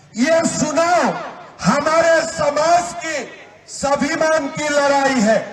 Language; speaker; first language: Hindi; non-native, local second language; Assamese